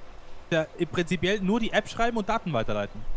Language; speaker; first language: German; native; German